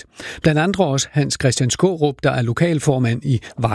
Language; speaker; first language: Danish; native; Danish